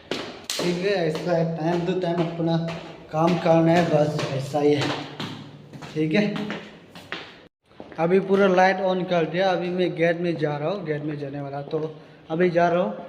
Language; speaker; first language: Hindi; non-native, local second language; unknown